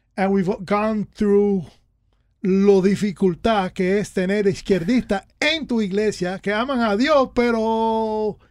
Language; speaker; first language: Spanish; early bilingual, other home language; English